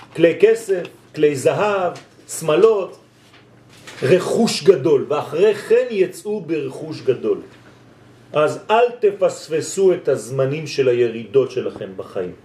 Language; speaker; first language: Hebrew; non-native, fluent; French